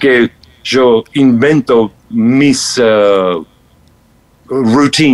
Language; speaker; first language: Spanish; non-native, fluent; English